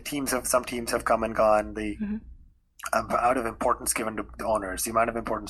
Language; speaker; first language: English; non-native, local second language; Hindi